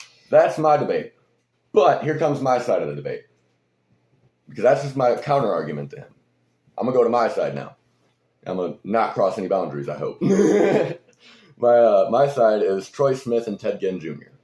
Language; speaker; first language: English; native; English